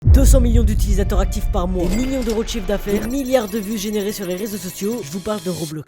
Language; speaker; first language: French; native; French